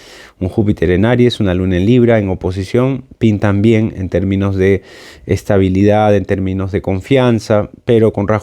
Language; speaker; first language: Spanish; native; Spanish